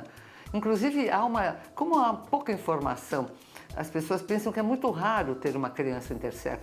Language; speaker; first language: Portuguese; native; Portuguese